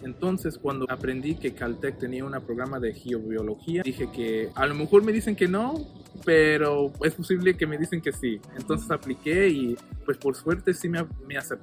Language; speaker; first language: Spanish; early bilingual, heritage; Spanish